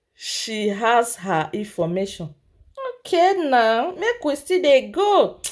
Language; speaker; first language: Nigerian Pidgin; non-native, local second language; Yoruba